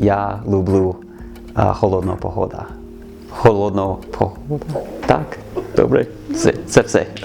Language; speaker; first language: Ukrainian; non-native, learner; English